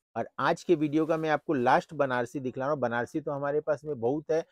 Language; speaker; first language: Hindi; non-native, local second language; Bangla